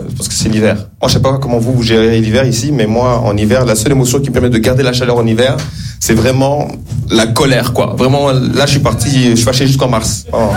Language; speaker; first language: French; early bilingual, other home language; Kinyarwanda